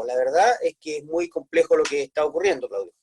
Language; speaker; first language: Spanish; native; Spanish